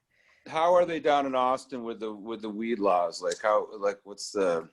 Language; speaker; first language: English; native; English